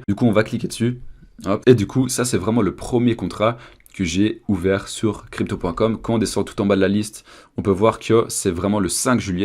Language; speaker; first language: French; native; French